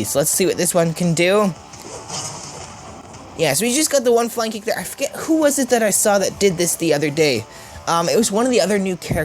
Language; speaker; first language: English; native; English